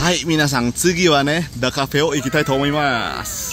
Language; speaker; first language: Japanese; non-native, fluent; Indonesian